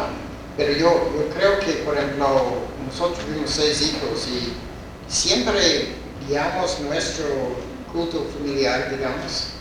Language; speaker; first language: Spanish; non-native, fluent; English